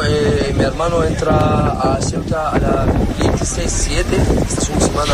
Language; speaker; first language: Spanish; non-native, learner; Arabic